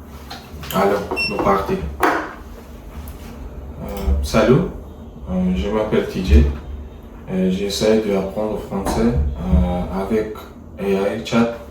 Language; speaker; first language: French; non-native, learner; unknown